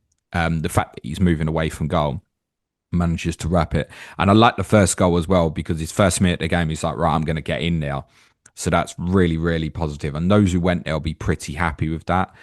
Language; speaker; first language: English; native; English